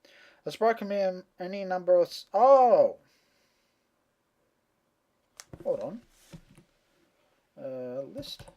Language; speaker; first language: English; native; English